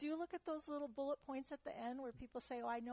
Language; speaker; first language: English; early bilingual, other home language; German